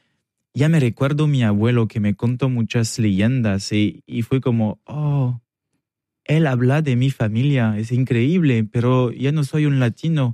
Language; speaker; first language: Spanish; non-native, learner; French